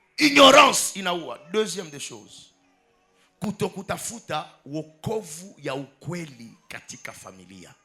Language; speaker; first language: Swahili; native; Swahili